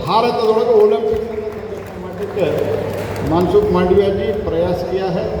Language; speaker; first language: Hindi; non-native, local second language; Kannada